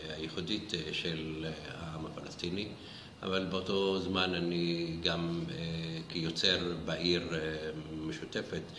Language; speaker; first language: Hebrew; non-native, local second language; Arabic